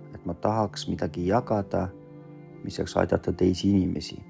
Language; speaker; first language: Estonian; early bilingual, other home language; Russian